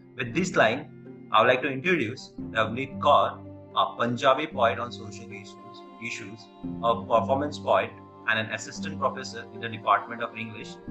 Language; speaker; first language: English; non-native, local second language; Hindi